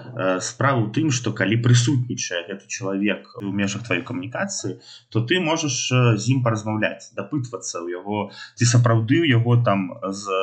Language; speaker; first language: Belarusian; non-native, local second language; Russian